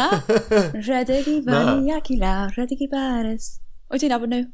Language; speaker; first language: Welsh; non-native, local second language; English